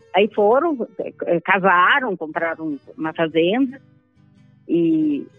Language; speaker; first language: Portuguese; non-native, local second language; Italian